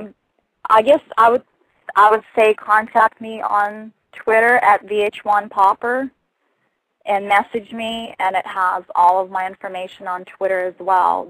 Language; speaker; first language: English; non-native, fluent; Russian